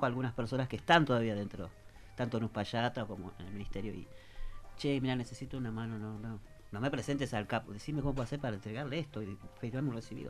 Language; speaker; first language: Spanish; native; Spanish